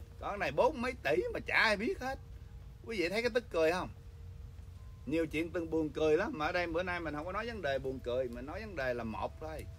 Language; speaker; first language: Vietnamese; early bilingual, heritage; Vietnamese